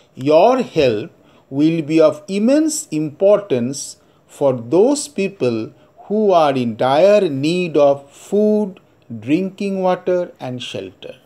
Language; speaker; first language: English; non-native, local second language; Bangla